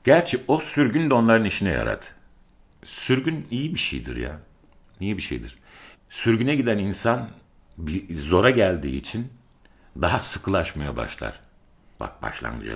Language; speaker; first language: Turkish; native; Turkish